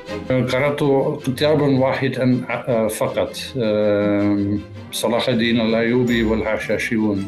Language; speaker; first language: Arabic; non-native, learner; Dutch